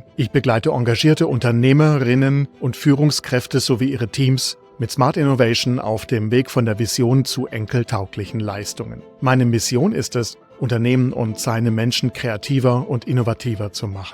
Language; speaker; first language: German; native; German